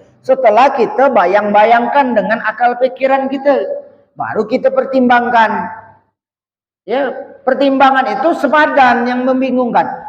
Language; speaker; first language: Malay; native; Malay